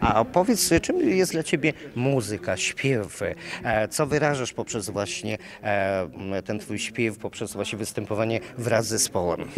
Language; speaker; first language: Polish; native; Polish